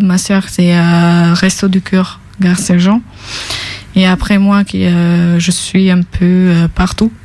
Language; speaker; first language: French; non-native, fluent; Albanian